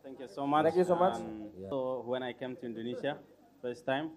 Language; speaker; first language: English; non-native, learner; Arabic